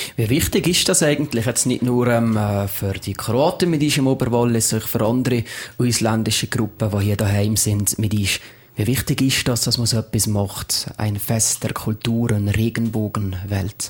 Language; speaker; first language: German; native; German